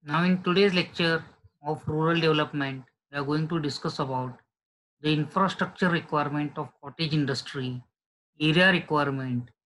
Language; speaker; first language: English; non-native, local second language; Marathi